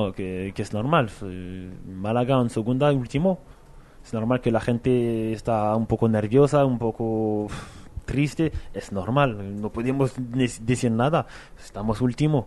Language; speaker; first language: Spanish; non-native, fluent; French